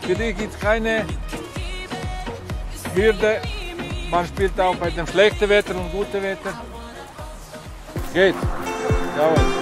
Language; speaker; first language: German; non-native, fluent; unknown